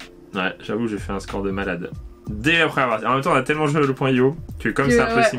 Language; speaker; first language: French; native; French